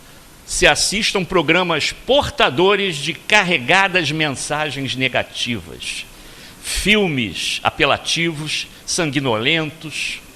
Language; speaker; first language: Portuguese; native; Portuguese